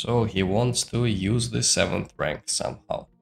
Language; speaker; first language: English; non-native, fluent; Georgian